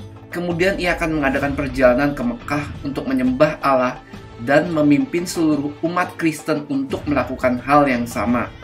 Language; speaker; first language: Indonesian; native; Indonesian